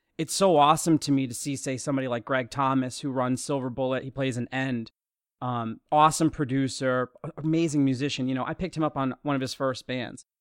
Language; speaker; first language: English; native; English